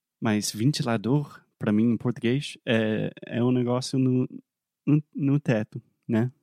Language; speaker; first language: Portuguese; non-native, fluent; English